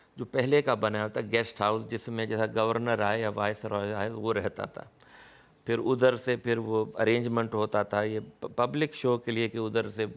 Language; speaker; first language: Urdu; non-native, local second language; Sindhi